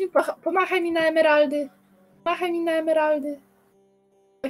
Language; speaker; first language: Polish; native; Polish